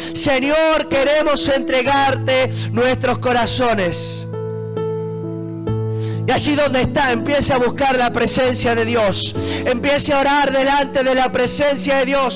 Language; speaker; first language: Spanish; native; Spanish